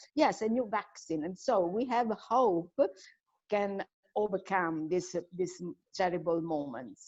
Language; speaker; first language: English; non-native, fluent; Italian